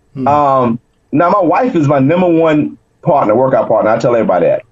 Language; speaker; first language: English; native; English